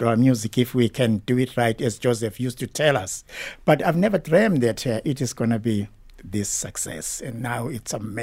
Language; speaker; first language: English; non-native, local second language; Zulu